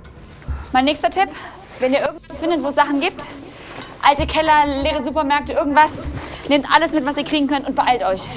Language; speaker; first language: German; native; German